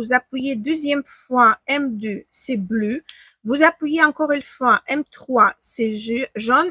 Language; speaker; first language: French; non-native, fluent; Ukrainian